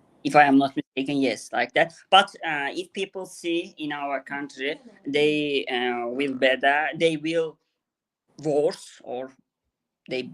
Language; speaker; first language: English; non-native, learner; Azerbaijani